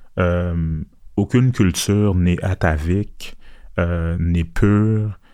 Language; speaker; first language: French; early bilingual, other home language; Haitian Creole